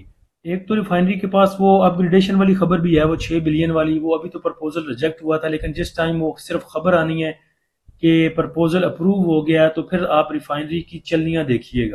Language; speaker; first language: Hindi; native; Hindi